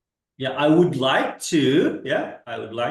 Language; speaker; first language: English; non-native, fluent; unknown